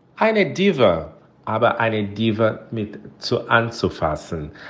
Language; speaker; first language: German; non-native, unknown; Portuguese